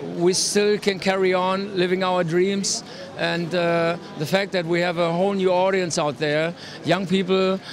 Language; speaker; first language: English; non-native, fluent; German